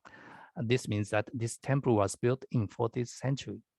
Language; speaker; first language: English; non-native, fluent; Japanese